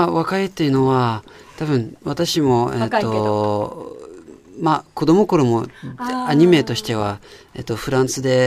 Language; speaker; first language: Japanese; non-native, learner; French